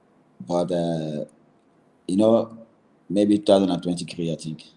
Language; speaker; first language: English; non-native, learner; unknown